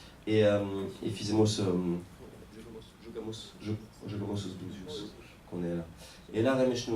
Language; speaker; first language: Portuguese; non-native, fluent; French